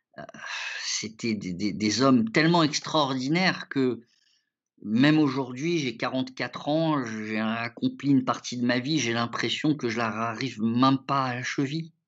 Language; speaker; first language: French; early bilingual, other home language; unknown